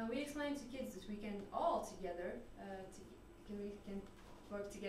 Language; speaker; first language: English; non-native, learner; French